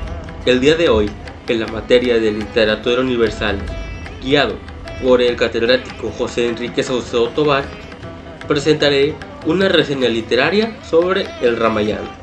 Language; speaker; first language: Spanish; native; Spanish